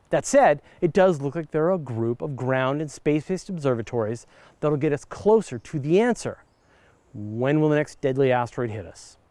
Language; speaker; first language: English; native; English